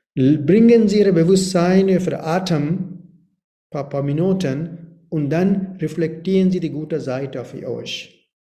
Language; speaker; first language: German; non-native, learner; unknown